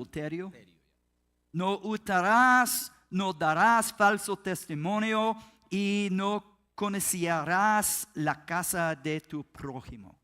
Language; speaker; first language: Spanish; non-native, learner; English